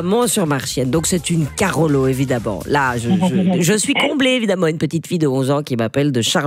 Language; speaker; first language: French; native; French